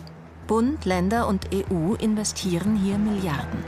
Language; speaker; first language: German; native; German